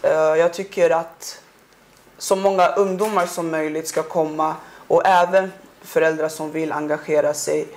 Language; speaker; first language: Swedish; early bilingual, other home language; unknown